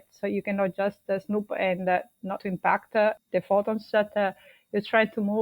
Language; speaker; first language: English; non-native, fluent; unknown